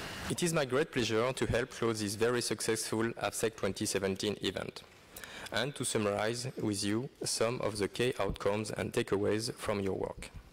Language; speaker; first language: English; non-native, fluent; French